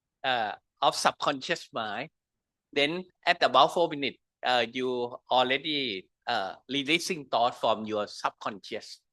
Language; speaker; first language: English; non-native, learner; Thai